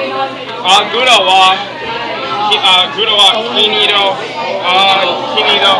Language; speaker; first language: Japanese; non-native, learner; English